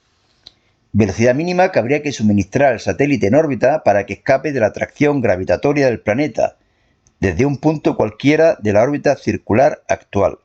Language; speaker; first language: Spanish; native; Spanish